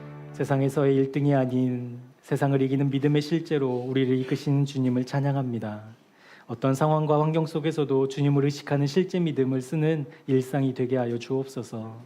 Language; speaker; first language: Korean; native; Korean